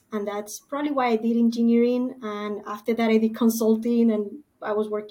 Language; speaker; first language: English; non-native, fluent; Spanish